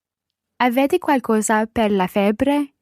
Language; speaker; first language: Italian; non-native, learner; English